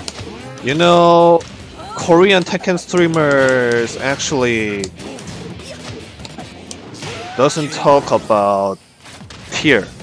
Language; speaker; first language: English; non-native, learner; Korean